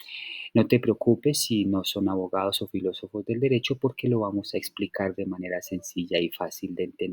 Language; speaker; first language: Spanish; native; Spanish